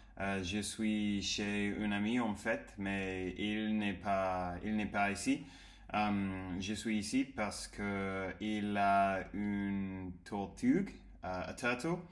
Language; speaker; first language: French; non-native, learner; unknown